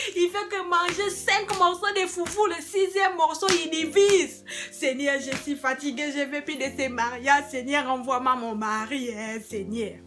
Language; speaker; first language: French; non-native, local second language; Lingala